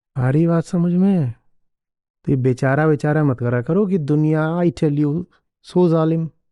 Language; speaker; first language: Hindi; native; Hindi